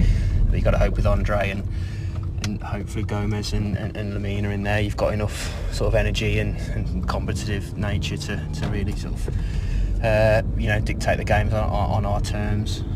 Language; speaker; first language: English; native; English